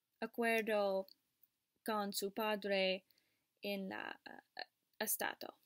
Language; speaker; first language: Spanish; non-native, learner; English